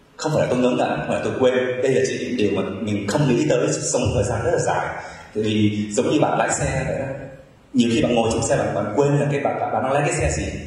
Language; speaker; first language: Vietnamese; native; Vietnamese